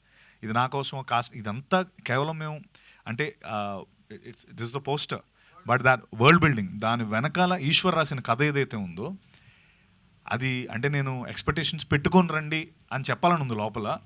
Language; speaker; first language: Telugu; native; Telugu